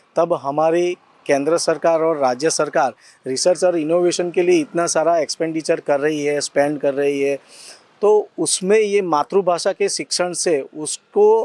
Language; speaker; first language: Hindi; non-native, local second language; Gujarati